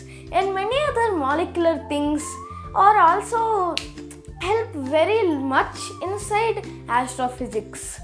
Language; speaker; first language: English; early bilingual, other home language; Telugu